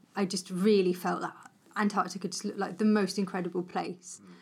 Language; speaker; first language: English; native; English